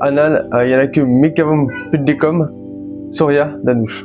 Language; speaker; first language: Tamil; non-native, learner; French